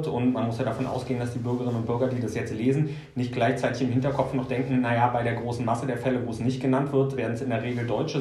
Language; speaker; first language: German; native; German